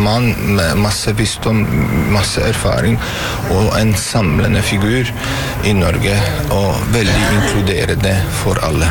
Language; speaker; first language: Norwegian; non-native, fluent; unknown